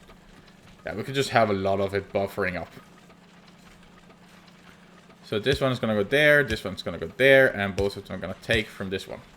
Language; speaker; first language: English; non-native, fluent; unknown